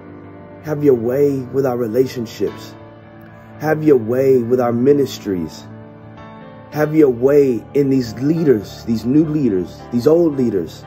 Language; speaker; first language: English; native; English